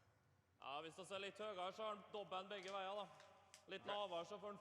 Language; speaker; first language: Norwegian; native; Norwegian